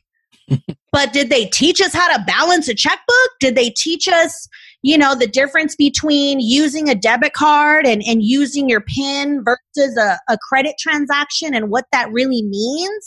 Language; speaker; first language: English; native; English